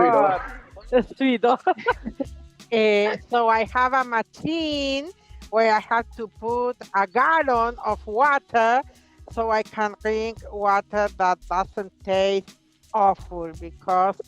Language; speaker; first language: English; non-native, fluent; Spanish